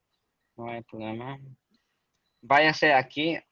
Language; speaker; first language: Spanish; early bilingual, heritage; Spanish